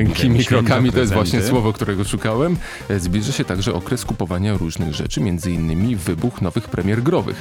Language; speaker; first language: Polish; native; Polish